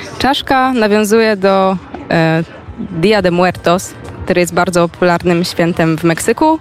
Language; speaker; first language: Polish; native; Polish